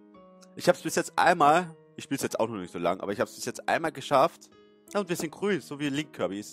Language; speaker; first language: German; native; German